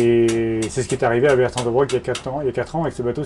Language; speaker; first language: French; native; French